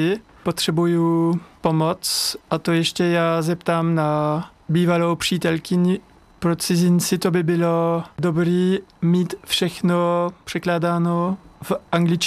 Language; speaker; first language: Czech; non-native, learner; French